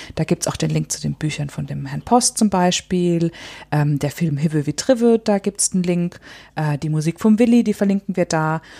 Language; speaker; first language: German; native; German